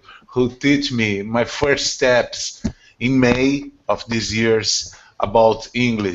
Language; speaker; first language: English; non-native, learner; Portuguese